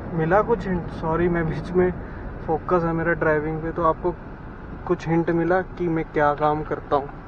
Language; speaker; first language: Hindi; native; Hindi